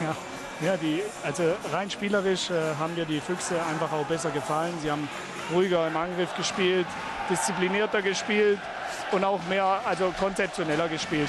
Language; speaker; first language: German; native; German